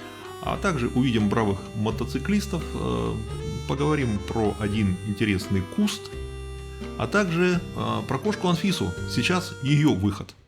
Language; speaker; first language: Russian; native; Russian